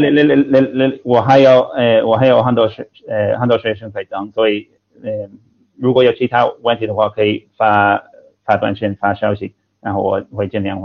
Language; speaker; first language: Chinese; non-native, fluent; English